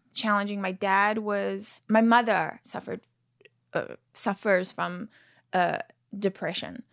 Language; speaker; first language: English; native; English